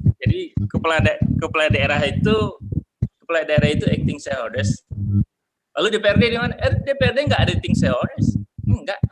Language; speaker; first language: Indonesian; non-native, local second language; Minangkabau